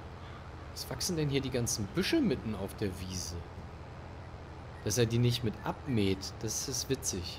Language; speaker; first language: German; native; German